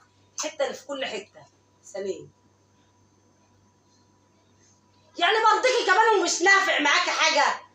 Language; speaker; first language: Arabic; native; Arabic